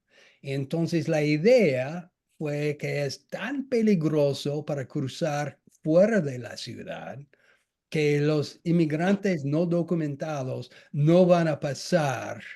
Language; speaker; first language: Spanish; non-native, fluent; English